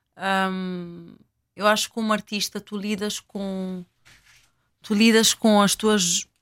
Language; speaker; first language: Portuguese; non-native, local second language; Kabuverdianu